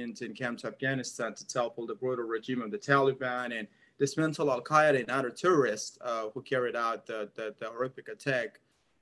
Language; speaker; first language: English; non-native, fluent; Persian